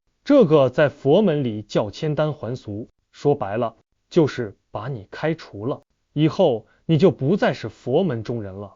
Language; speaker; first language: Chinese; native; Chinese